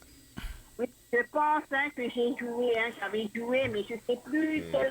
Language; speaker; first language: French; non-native, local second language; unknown